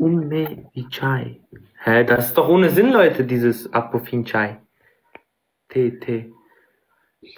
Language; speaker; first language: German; early bilingual, other home language; Albanian